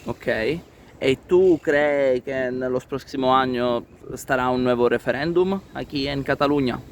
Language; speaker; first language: Spanish; non-native, learner; Italian